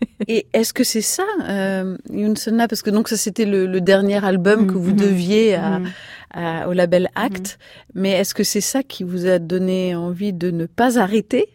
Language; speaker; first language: French; native; French